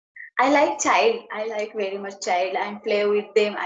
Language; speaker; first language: English; non-native, learner; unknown